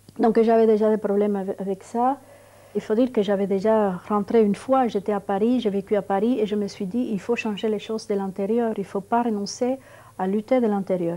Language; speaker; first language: French; non-native, fluent; Spanish